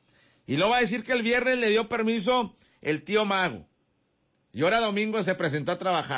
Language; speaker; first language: Spanish; native; Spanish